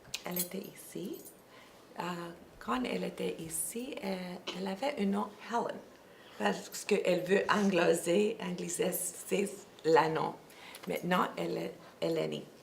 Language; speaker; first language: French; non-native, local second language; English